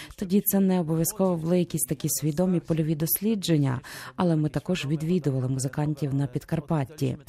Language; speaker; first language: Ukrainian; native; Ukrainian